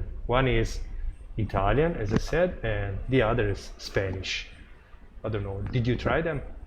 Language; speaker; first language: English; non-native, fluent; Italian